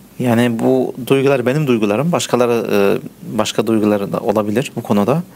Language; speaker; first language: Turkish; early bilingual, heritage; Turkish